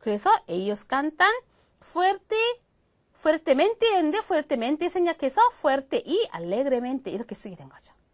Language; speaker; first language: Spanish; non-native, fluent; Korean